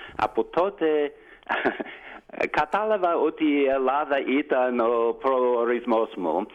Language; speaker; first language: Greek; non-native, learner; English